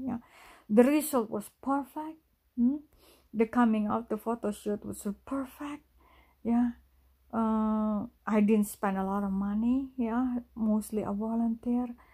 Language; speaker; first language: English; non-native, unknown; Indonesian